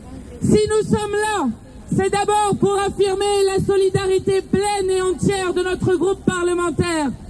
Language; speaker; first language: French; native; French